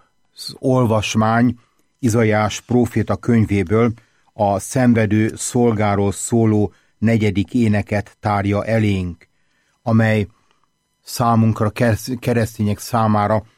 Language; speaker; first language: Hungarian; native; Hungarian